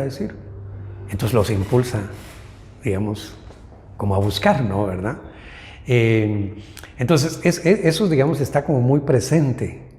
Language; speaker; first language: Spanish; native; Spanish